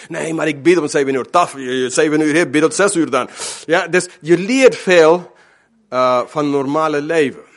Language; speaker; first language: Dutch; non-native, fluent; Spanish